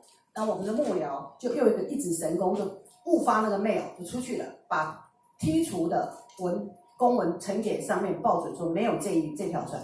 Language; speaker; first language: Chinese; native; Chinese